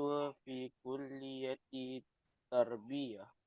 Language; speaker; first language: Arabic; non-native, learner; Indonesian